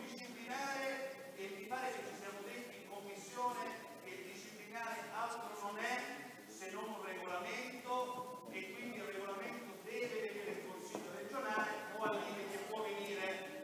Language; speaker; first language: Italian; native; Italian